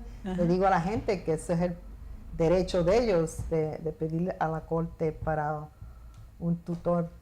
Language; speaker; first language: Spanish; early bilingual, heritage; Spanish